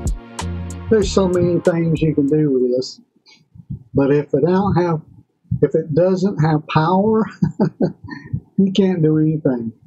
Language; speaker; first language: English; native; English